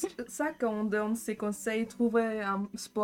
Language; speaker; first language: French; non-native, fluent; German